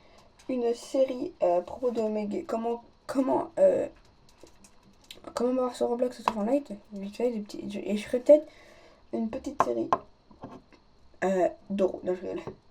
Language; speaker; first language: French; native; French